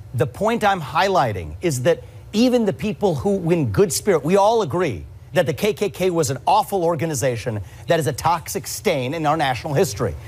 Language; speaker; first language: English; early bilingual, other home language; Hindi